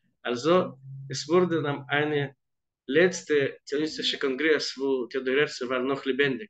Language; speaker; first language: German; non-native, fluent; Hebrew